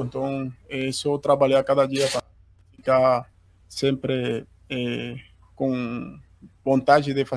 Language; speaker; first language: Portuguese; non-native, fluent; Spanish